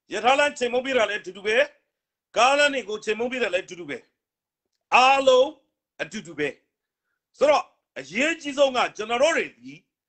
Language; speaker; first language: Burmese; native; Burmese